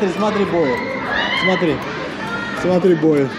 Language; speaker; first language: Russian; non-native, fluent; Uzbek